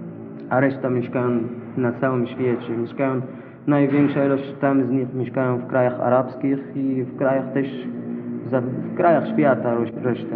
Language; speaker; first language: Polish; non-native, learner; Arabic